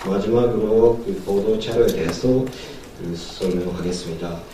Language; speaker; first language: Korean; non-native, learner; Japanese